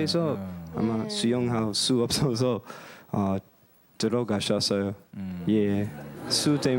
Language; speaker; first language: Korean; non-native, learner; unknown